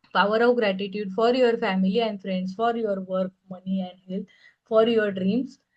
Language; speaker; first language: English; non-native, local second language; Marathi